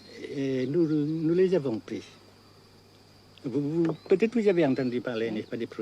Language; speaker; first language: French; non-native, fluent; Vietnamese